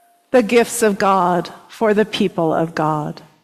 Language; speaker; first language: English; native; English